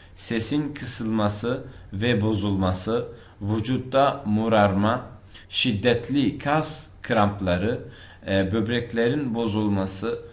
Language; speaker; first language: Turkish; non-native, fluent; Arabic